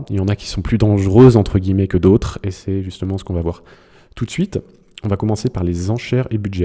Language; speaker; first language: French; native; French